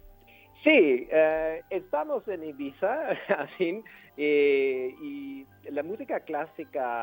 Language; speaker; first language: Spanish; non-native, learner; German